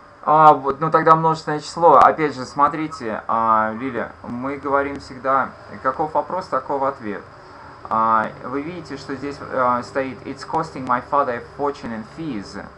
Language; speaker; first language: Russian; native; Russian